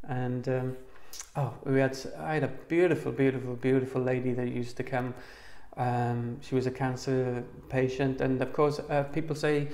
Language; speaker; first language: English; native; English